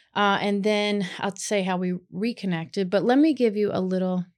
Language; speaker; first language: English; native; English